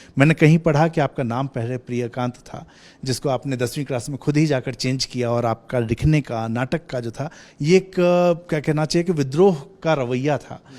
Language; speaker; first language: Hindi; native; Hindi